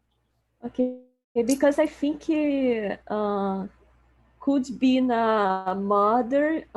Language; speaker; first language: English; non-native, learner; Portuguese